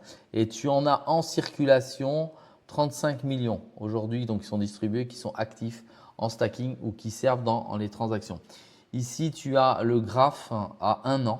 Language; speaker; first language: French; native; French